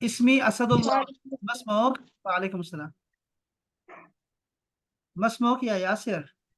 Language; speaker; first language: Arabic; non-native, fluent; Pashto